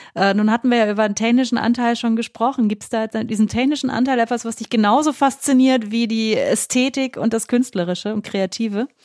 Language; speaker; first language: German; native; German